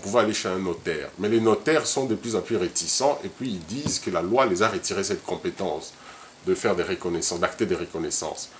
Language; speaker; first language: French; non-native, local second language; Lingala